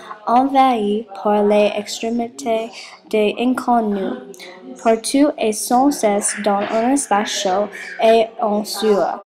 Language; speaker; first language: French; non-native, learner; English